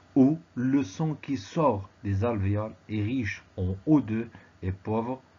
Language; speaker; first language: French; non-native, local second language; Arabic